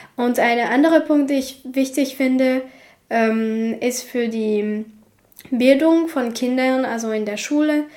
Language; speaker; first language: German; non-native, fluent; French